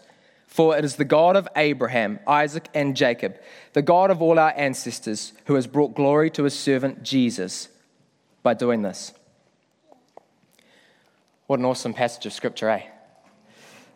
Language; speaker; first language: English; native; English